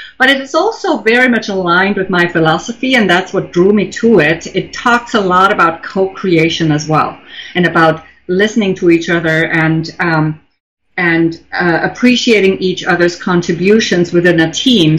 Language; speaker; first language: English; non-native, fluent; German